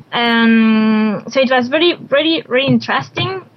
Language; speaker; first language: English; non-native, learner; French